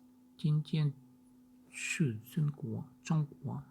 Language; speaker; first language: Chinese; non-native, learner; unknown